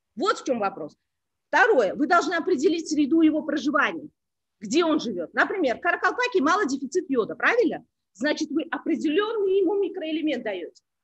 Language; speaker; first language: Russian; non-native, local second language; Uzbek